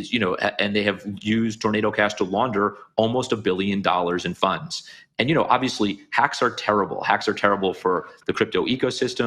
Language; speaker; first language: English; native; English